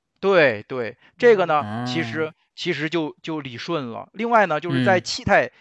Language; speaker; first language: Chinese; native; Chinese